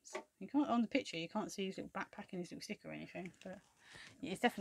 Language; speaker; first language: English; native; English